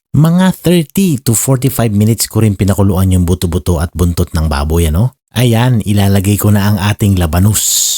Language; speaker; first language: Filipino; non-native, local second language; Iloko